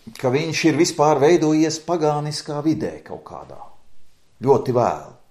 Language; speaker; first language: Latvian; native; Latvian